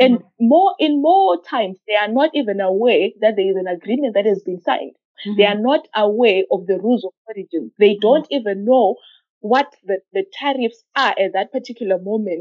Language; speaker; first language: English; non-native, local second language; Shona